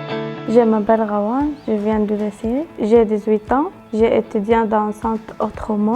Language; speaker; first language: French; non-native, learner; Arabic